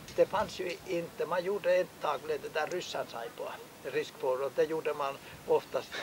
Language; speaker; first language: Swedish; non-native, local second language; Finnish